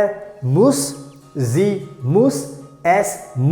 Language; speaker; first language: German; non-native, fluent; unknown